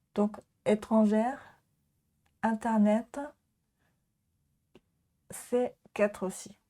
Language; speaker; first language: French; non-native, learner; Japanese